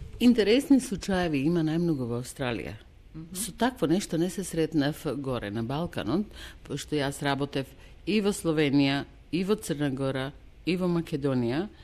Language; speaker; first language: Macedonian; native; Macedonian